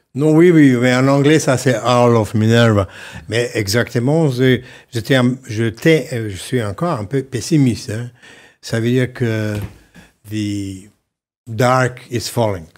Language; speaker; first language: French; non-native, fluent; Slovenian